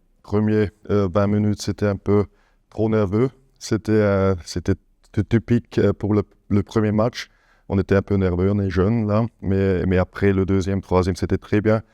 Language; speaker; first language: French; non-native, fluent; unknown